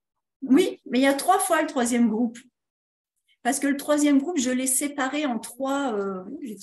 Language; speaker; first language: French; native; French